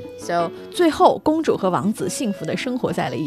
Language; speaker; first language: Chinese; native; Chinese